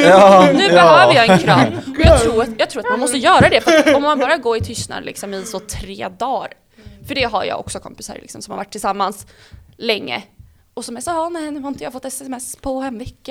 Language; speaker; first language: Swedish; native; Swedish